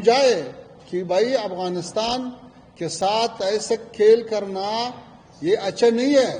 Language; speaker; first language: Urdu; non-native, fluent; Pashto